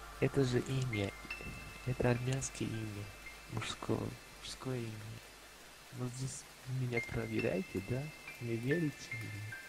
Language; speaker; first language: Russian; non-native, local second language; Armenian